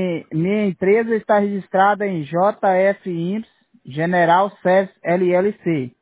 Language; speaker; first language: Spanish; non-native, learner; Portuguese